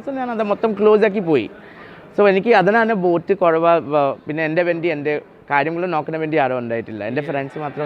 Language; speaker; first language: Malayalam; non-native, fluent; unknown